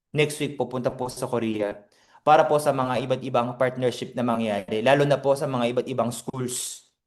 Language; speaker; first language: Filipino; non-native, fluent; Korean